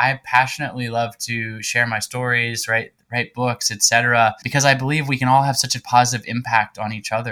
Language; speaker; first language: English; native; English